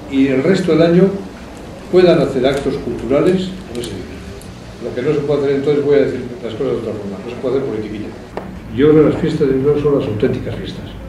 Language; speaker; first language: Spanish; non-native, local second language; Basque